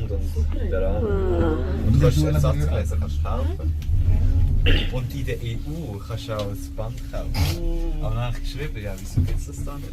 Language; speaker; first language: German; early bilingual, other home language; Tamil